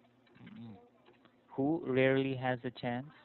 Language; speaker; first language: English; non-native, fluent; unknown